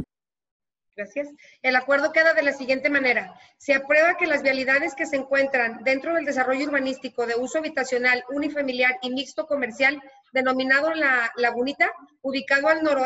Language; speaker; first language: Spanish; native; Spanish